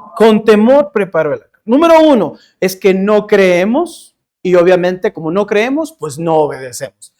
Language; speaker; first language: Spanish; early bilingual, heritage; Spanish